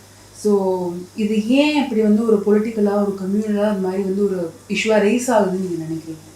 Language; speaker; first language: Tamil; native; Tamil